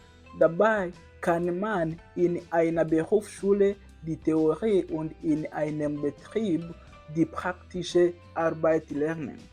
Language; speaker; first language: German; non-native, learner; Kinyarwanda